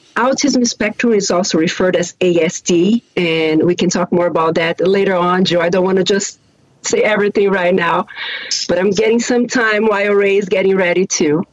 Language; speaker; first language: English; non-native, fluent; Portuguese